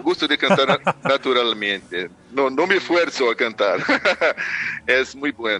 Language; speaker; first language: Spanish; non-native, learner; Portuguese